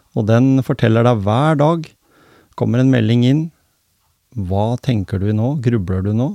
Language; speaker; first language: Norwegian; native; Norwegian